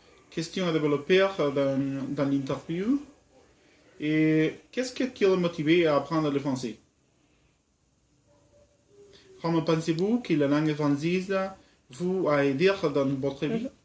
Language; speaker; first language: French; non-native, learner; Spanish